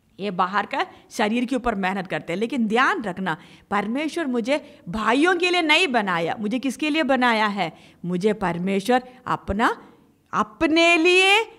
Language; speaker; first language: Hindi; non-native, local second language; Malayalam